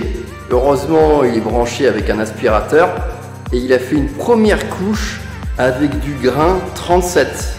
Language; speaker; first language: French; native; French